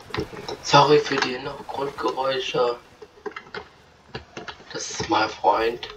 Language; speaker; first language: German; native; German